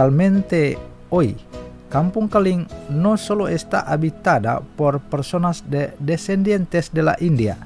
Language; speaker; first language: Spanish; non-native, fluent; Indonesian